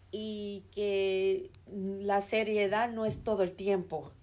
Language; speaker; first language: Spanish; early bilingual, heritage; Spanish